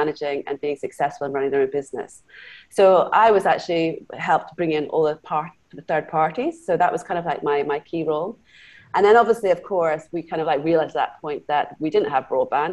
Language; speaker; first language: English; native; English